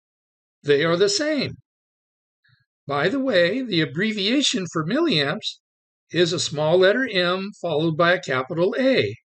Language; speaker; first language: English; native; English